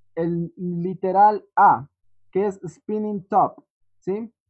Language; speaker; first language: Spanish; native; Spanish